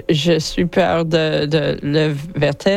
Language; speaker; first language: French; non-native, learner; English